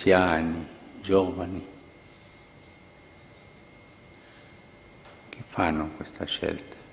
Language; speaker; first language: Italian; non-native, fluent; Spanish